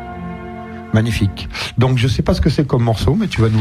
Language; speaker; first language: French; native; French